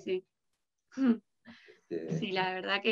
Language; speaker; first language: Spanish; native; Spanish